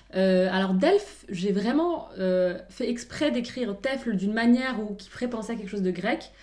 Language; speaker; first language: French; non-native, local second language; Arabic